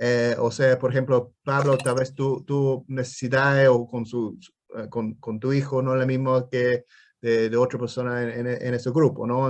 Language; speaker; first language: Spanish; non-native, fluent; English